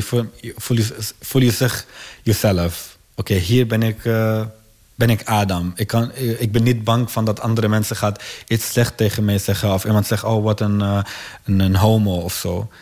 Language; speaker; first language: Dutch; non-native, learner; Arabic